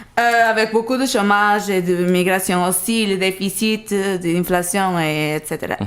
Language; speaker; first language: French; non-native, learner; Portuguese